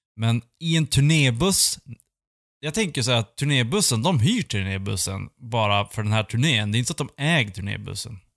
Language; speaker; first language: Swedish; native; Swedish